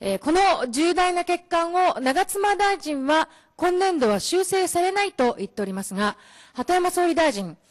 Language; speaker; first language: Japanese; native; Japanese